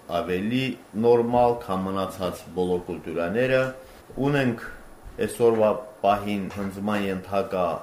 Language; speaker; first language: Armenian; native; Armenian